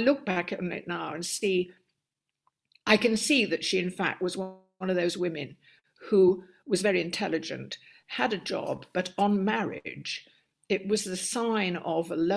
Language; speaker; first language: English; native; English